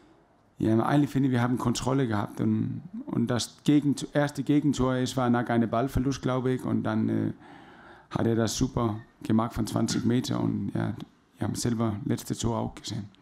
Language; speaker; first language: German; non-native, fluent; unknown